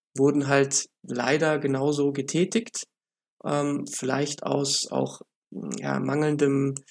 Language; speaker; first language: German; native; German